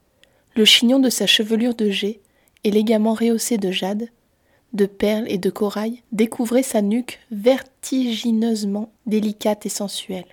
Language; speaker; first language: French; native; French